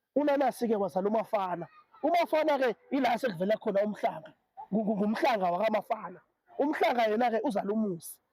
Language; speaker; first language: Zulu; non-native, local second language; South Ndebele